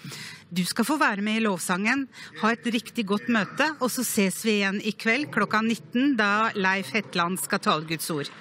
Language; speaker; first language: Norwegian; native; Norwegian